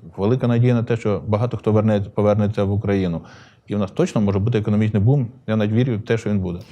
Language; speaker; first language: Ukrainian; native; Ukrainian